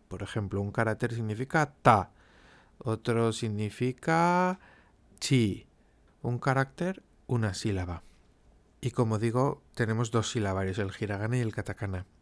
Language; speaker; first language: Spanish; native; Spanish